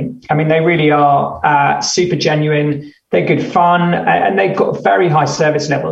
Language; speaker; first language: English; native; English